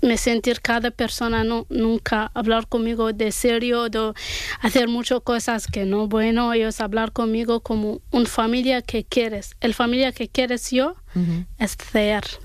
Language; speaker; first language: Spanish; non-native, learner; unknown